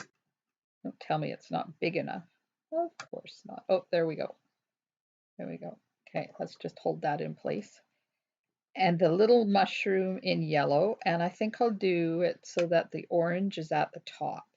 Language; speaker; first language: English; native; English